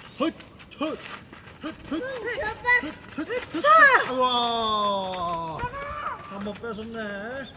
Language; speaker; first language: Korean; native; Korean